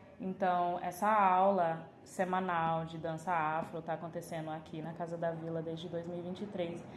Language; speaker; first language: Portuguese; early bilingual, heritage; Portuguese